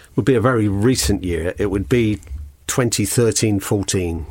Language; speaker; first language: English; native; English